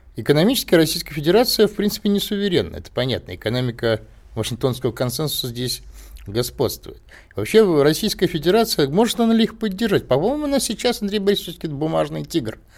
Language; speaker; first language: Russian; native; Russian